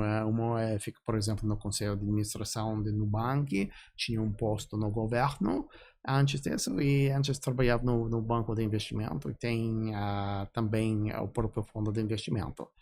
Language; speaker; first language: Portuguese; non-native, fluent; English